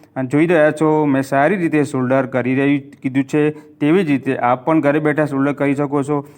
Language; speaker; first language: Gujarati; non-native, local second language; Hindi